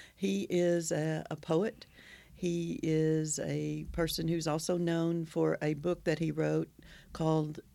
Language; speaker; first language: English; native; English